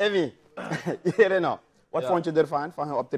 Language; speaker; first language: Dutch; native; Dutch